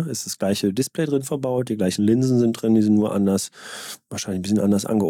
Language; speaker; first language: German; native; German